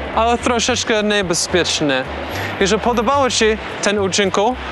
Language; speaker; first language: Polish; non-native, learner; English